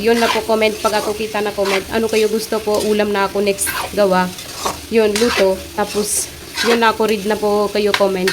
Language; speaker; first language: Filipino; non-native, learner; Punjabi